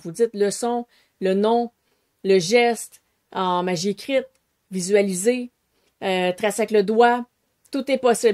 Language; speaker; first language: French; native; French